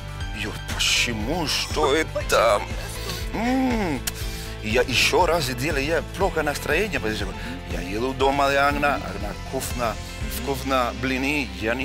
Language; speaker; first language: Russian; non-native, learner; Spanish